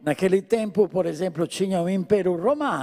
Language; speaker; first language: Portuguese; non-native, fluent; Italian